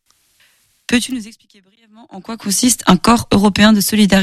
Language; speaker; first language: French; native; French